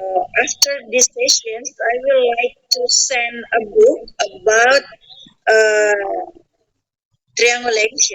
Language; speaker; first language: English; non-native, fluent; Indonesian